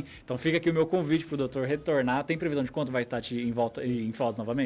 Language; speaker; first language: Portuguese; native; Portuguese